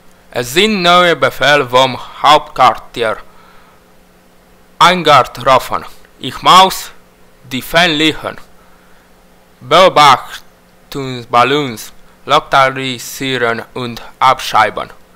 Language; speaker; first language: German; non-native, learner; Romanian